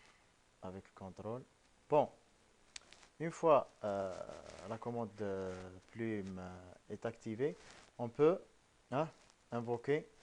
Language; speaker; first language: French; non-native, local second language; Arabic